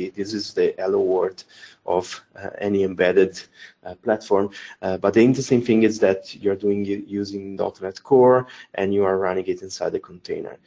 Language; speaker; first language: English; non-native, fluent; Italian